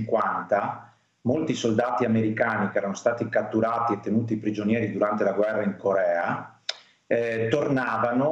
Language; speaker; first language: Italian; native; Italian